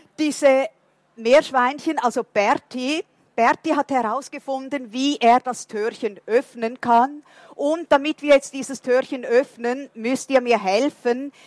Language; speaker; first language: German; non-native, fluent; Portuguese